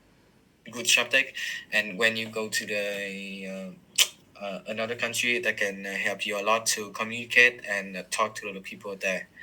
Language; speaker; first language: English; non-native, learner; Vietnamese